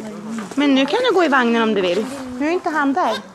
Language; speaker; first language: Swedish; native; Swedish